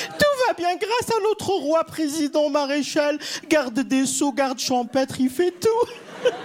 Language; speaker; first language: French; non-native, local second language; Kabyle